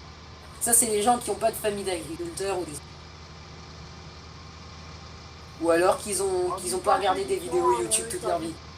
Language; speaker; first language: French; native; French